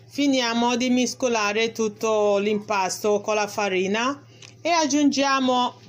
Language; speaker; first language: Italian; non-native, learner; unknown